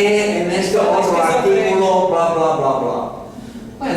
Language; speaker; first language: Spanish; non-native, fluent; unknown